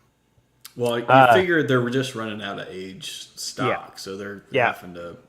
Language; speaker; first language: English; native; English